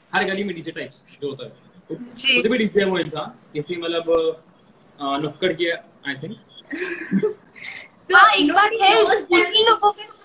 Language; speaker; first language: Hindi; native; Hindi